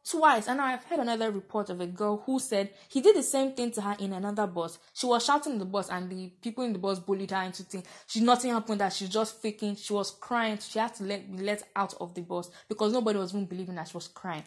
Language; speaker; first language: English; non-native, local second language; Yoruba